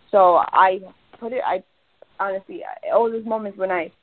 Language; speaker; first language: English; early bilingual, other home language; Spanish